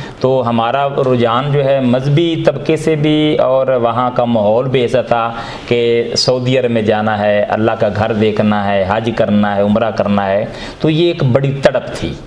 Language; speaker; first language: Urdu; non-native, local second language; Punjabi